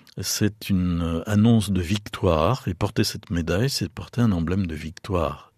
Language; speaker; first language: French; native; French